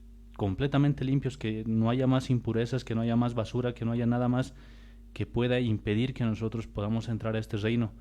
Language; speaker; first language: Spanish; native; Spanish